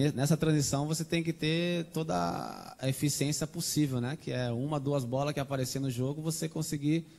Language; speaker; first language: Portuguese; native; Portuguese